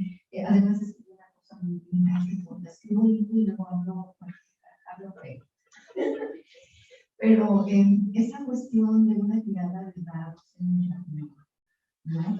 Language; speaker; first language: Spanish; native; Spanish